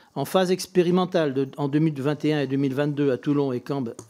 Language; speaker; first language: French; native; French